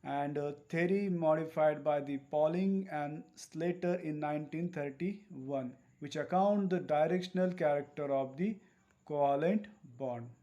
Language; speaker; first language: English; non-native, local second language; Marathi